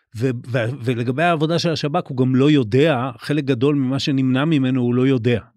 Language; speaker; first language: Hebrew; native; Hebrew